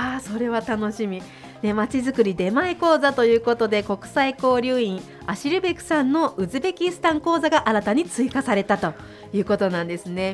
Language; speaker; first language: Japanese; native; Japanese